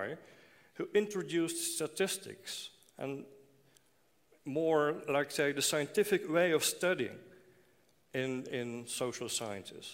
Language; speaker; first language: English; non-native, fluent; Dutch